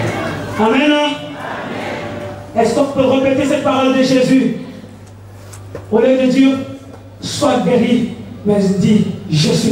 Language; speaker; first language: French; non-native, local second language; Lingala